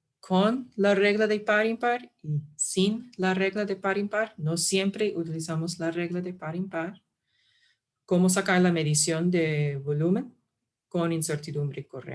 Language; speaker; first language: Spanish; non-native, fluent; English